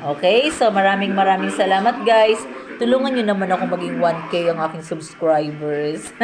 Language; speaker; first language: Filipino; non-native, local second language; Cebuano